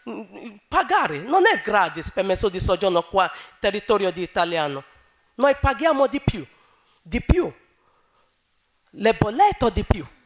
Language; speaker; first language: Italian; non-native, learner; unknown